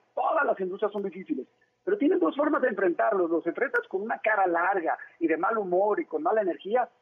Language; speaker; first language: Spanish; native; Spanish